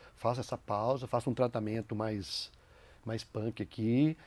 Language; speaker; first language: Portuguese; native; Portuguese